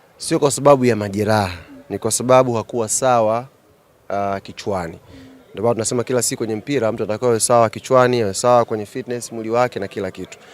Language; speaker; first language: Swahili; native; Swahili